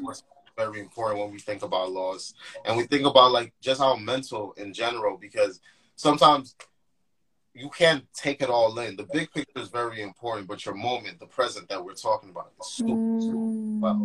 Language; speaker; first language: English; native; English